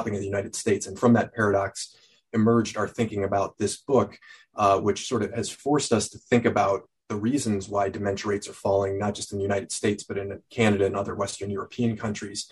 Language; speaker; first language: English; native; English